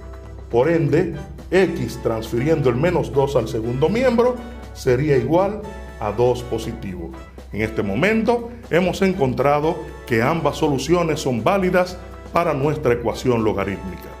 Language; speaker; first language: Spanish; native; Spanish